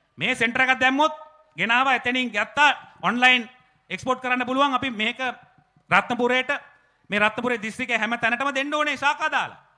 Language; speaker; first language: Sinhala; native; Sinhala